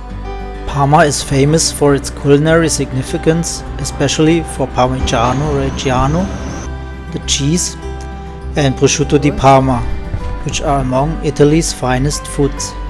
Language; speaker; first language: English; non-native, learner; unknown